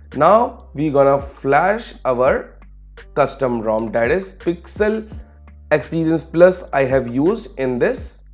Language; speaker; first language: English; non-native, local second language; Hindi